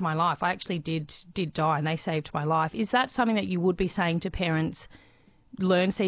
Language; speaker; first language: English; native; English